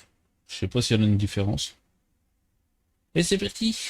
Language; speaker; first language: French; native; French